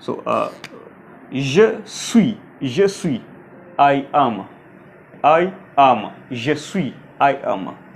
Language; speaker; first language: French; non-native, fluent; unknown